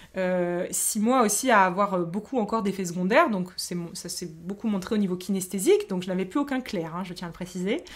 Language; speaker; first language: French; native; French